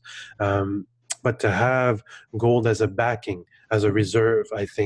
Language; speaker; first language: English; non-native, fluent; French